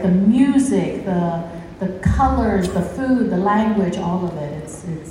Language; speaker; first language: English; native; English